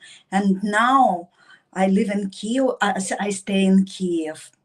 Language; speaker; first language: English; non-native, learner; Russian